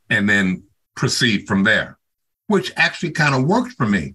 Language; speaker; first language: English; native; English